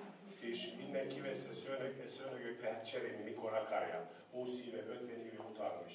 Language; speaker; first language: Hungarian; non-native, learner; Turkish